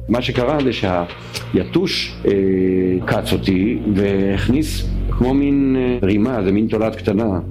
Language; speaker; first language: Hebrew; native; Hebrew